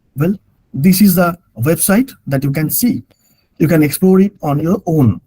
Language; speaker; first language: English; non-native, local second language; Bangla